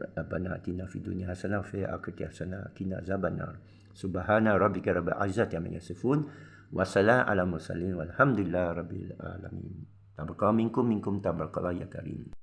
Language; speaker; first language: Malay; non-native, local second language; Min Nan Chinese